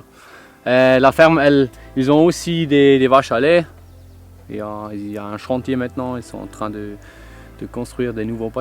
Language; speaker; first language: French; non-native, fluent; German